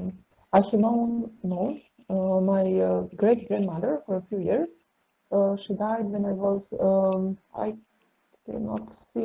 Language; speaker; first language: English; non-native, learner; Serbian